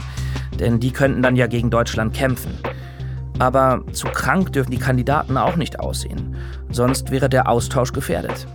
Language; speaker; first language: German; native; German